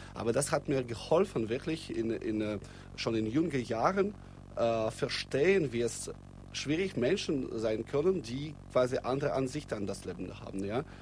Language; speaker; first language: German; non-native, fluent; Russian